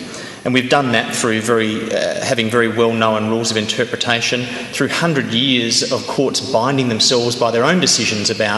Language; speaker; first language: English; native; English